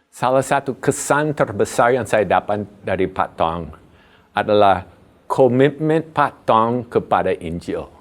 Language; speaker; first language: Indonesian; non-native, fluent; English